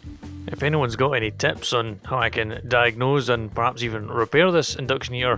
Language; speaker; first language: English; native; English